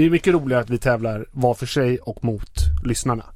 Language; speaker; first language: Swedish; native; Swedish